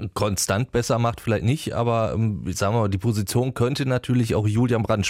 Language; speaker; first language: German; native; German